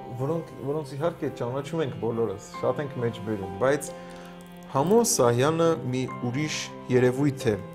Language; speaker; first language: Armenian; native; Armenian